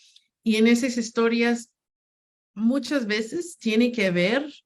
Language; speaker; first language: Spanish; non-native, fluent; English